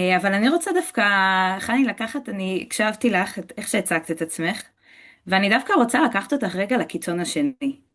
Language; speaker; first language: Hebrew; early bilingual, heritage; Hebrew